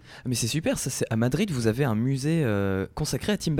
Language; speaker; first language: French; native; French